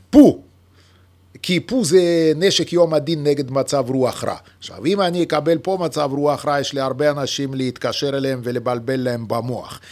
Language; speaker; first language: Hebrew; non-native, fluent; Yiddish